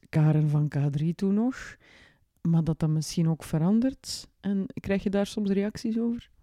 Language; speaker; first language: Dutch; native; Dutch